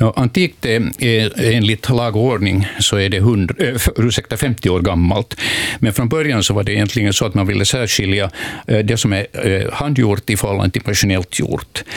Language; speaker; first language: Swedish; native; Swedish